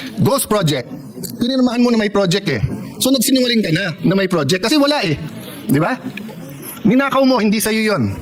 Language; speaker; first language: Filipino; native; Filipino